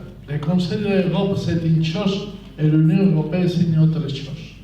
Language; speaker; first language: French; non-native, fluent; Spanish